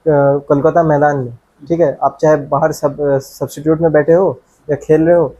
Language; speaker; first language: Hindi; non-native, local second language; Bangla